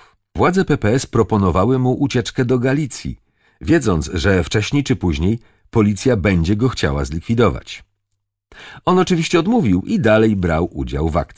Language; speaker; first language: Polish; native; Polish